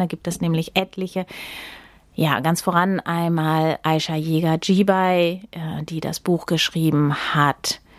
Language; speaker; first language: German; native; German